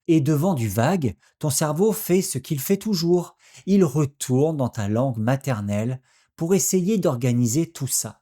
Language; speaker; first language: French; native; French